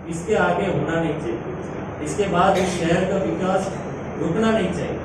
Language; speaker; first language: Hindi; non-native, local second language; Marathi